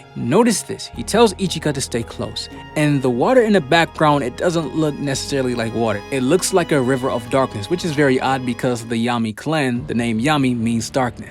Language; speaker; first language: English; native; English